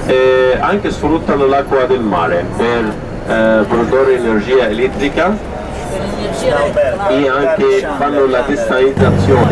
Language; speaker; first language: Italian; non-native, fluent; Arabic